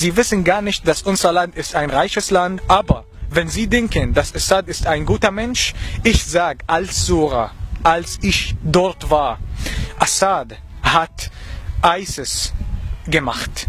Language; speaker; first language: German; non-native, learner; Arabic